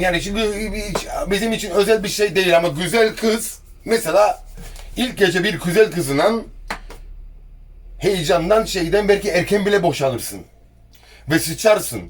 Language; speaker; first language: Turkish; early bilingual, heritage; Turkish